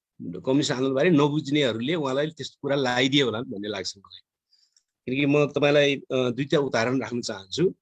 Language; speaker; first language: Nepali; native; Nepali